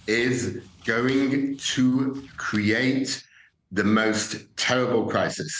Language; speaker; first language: English; native; English